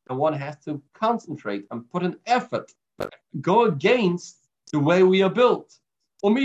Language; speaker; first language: English; native; English